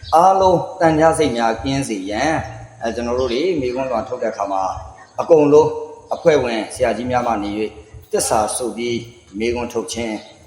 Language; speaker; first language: Burmese; native; Burmese